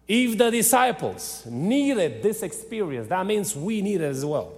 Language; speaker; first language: English; non-native, learner; Romanian